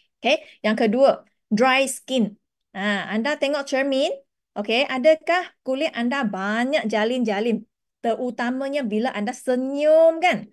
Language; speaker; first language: Malay; non-native, local second language; Chinese